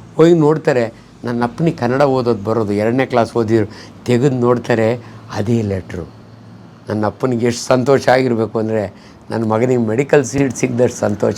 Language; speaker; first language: Kannada; native; Kannada